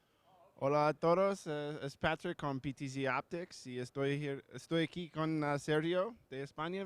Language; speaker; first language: Spanish; non-native, learner; English